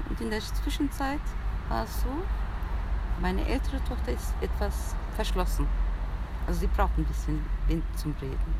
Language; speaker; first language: German; early bilingual, other home language; Turkish